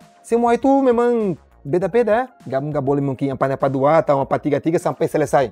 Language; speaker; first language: Indonesian; non-native, fluent; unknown